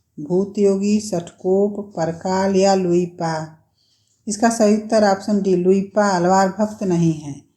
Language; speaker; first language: Hindi; native; Hindi